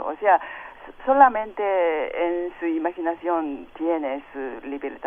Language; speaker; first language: Spanish; non-native, fluent; Japanese